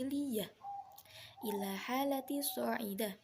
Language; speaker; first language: Arabic; non-native, learner; Indonesian